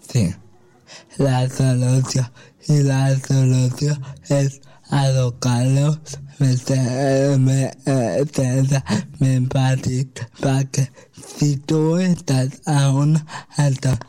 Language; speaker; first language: Catalan; non-native, local second language; Spanish